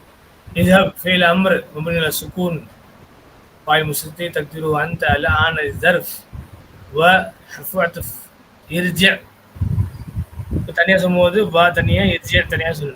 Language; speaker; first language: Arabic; non-native, fluent; Tamil